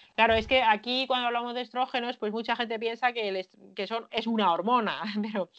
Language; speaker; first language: Spanish; non-native, fluent; Finnish